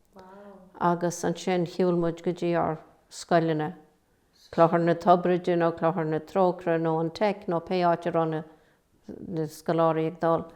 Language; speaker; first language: Irish; native; Irish